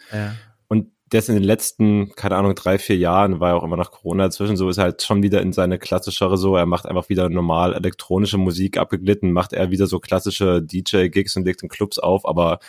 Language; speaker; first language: German; native; German